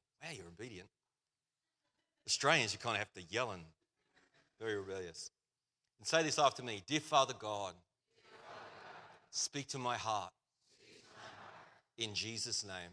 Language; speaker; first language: English; native; English